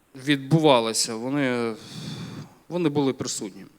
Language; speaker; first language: Ukrainian; non-native, local second language; Russian